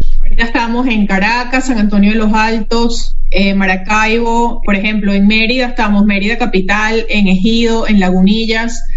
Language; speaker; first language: Spanish; native; Spanish